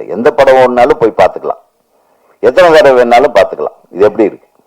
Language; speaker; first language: Tamil; native; Tamil